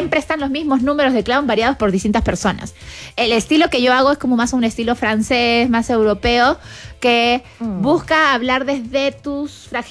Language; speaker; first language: Spanish; native; Spanish